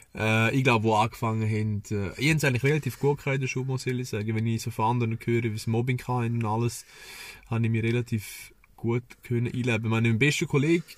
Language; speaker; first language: German; early bilingual, other home language; Serbian